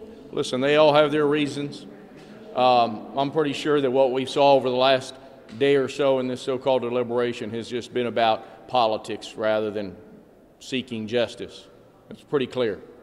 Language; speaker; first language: English; early bilingual, other home language; Spanish